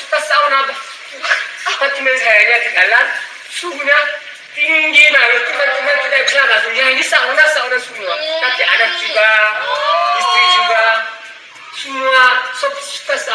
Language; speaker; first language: Indonesian; non-native, learner; Korean